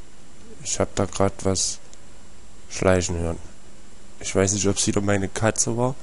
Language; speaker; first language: German; native; German